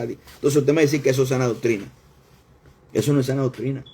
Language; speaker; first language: Spanish; native; Spanish